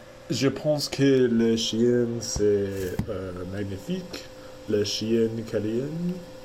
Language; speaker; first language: French; non-native, learner; English